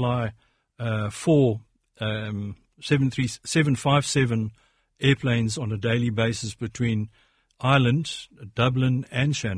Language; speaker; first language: English; native; English